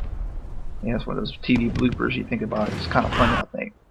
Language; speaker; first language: English; native; English